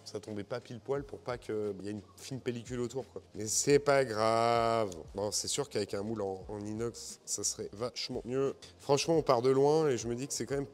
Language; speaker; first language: French; native; French